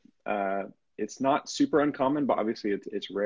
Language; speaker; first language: English; native; English